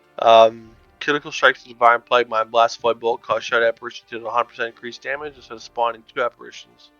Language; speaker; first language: English; native; English